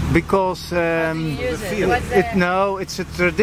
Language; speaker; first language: English; non-native, learner; Dutch